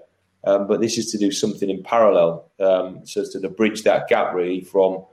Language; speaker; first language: English; native; English